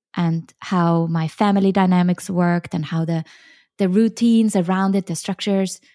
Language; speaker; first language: English; non-native, fluent; German